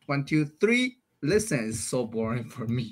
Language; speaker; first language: English; non-native, learner; Chinese